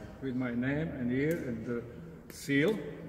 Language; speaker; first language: English; non-native, learner; Slovak